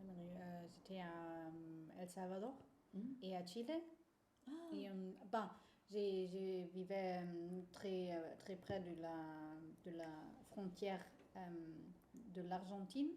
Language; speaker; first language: French; non-native, fluent; German